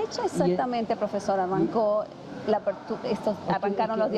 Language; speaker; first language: Spanish; native; Spanish